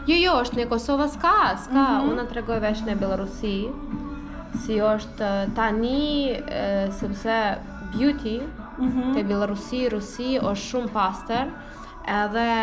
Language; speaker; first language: Albanian; non-native, learner; Russian